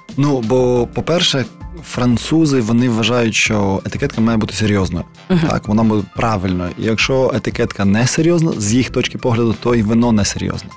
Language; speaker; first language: Ukrainian; non-native, local second language; Russian